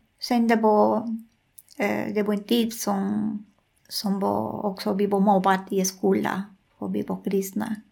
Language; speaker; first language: Swedish; non-native, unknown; Spanish